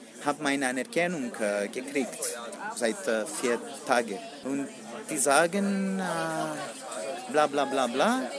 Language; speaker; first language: German; non-native, learner; Greek